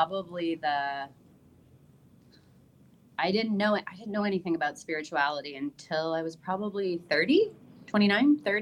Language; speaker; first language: English; native; English